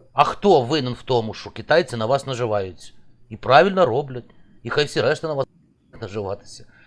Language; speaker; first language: Ukrainian; native; Ukrainian